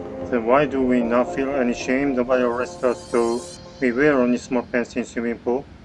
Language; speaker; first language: English; non-native, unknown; Korean